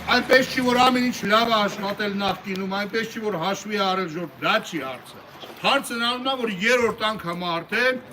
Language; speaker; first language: Armenian; native; Armenian